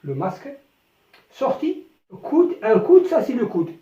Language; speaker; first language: French; non-native, local second language; Arabic